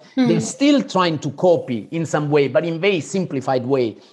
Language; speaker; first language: English; non-native, fluent; Italian